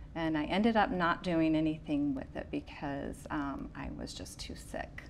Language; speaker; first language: English; native; English